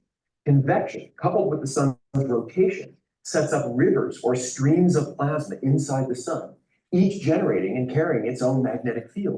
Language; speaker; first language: English; native; English